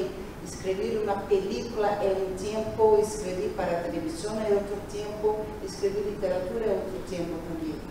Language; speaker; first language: Spanish; non-native, learner; Portuguese